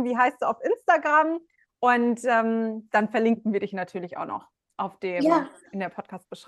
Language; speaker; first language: German; native; German